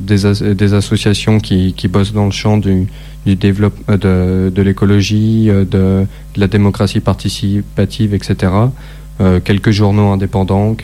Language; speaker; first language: French; native; French